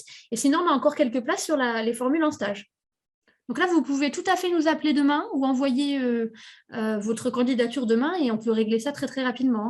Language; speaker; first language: French; native; French